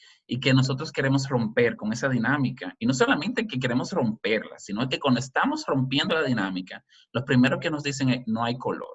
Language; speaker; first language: Spanish; native; Spanish